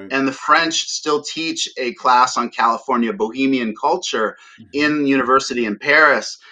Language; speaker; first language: English; native; English